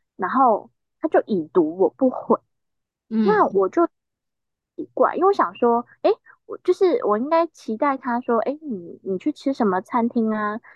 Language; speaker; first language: Chinese; native; Chinese